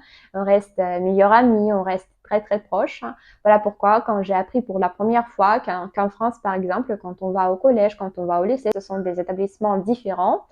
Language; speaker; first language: French; non-native, learner; Russian